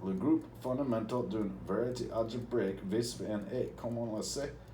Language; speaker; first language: French; non-native, learner; English